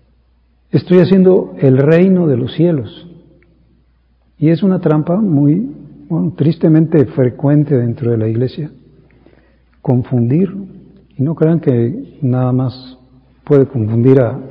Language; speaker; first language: Spanish; native; Spanish